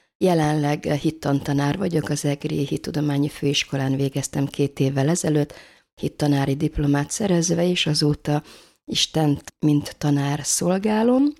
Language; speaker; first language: Hungarian; native; Hungarian